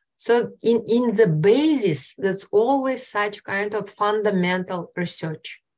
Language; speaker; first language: English; non-native, fluent; Russian